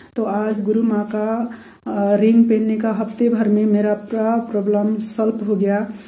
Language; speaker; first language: Hindi; non-native, local second language; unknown